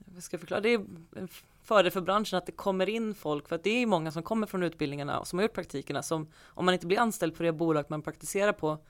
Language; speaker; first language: Swedish; native; Swedish